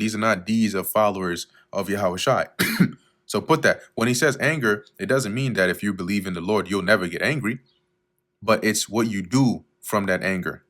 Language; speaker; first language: English; native; English